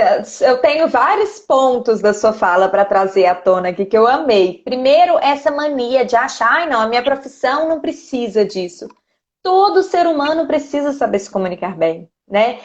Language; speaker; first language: Portuguese; native; Portuguese